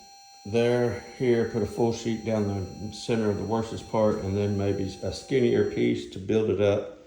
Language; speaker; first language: English; native; English